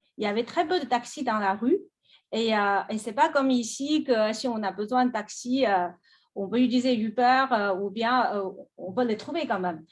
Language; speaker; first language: French; non-native, fluent; Chinese